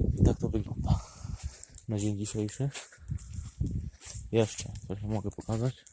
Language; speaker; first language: Polish; native; Polish